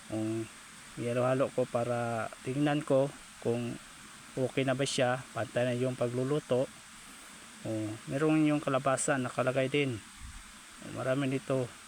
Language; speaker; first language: Filipino; non-native, local second language; Cebuano